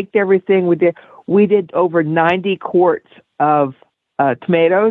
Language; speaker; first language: English; native; English